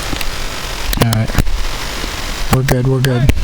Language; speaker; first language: English; native; English